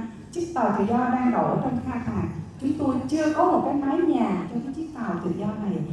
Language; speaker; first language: Vietnamese; native; Vietnamese